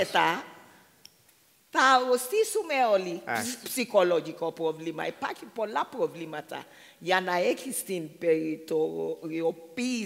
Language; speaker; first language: Greek; non-native, fluent; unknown